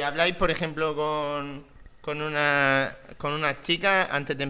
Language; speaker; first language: Spanish; native; Spanish